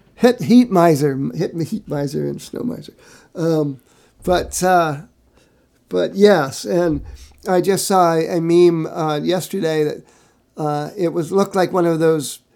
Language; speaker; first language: English; native; English